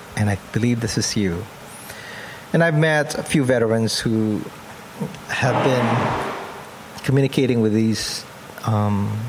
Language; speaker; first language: English; non-native, local second language; Pampanga